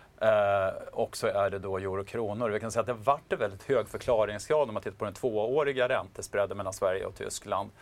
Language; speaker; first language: Swedish; native; Swedish